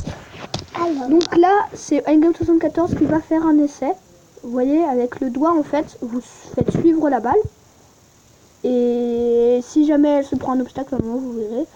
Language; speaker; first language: French; native; French